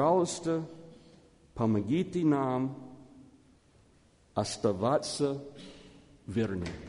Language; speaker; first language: Russian; non-native, learner; English